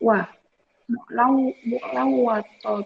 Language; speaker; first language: Arabic; non-native, learner; Indonesian